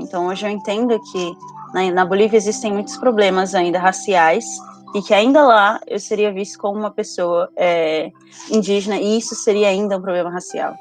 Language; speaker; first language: Portuguese; early bilingual, other home language; Spanish